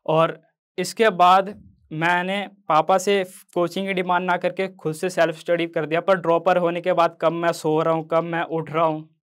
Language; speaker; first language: Hindi; native; Hindi